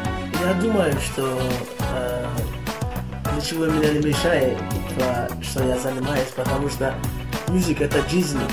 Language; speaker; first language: Russian; non-native, learner; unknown